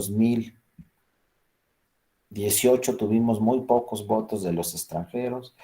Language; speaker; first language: Spanish; native; Spanish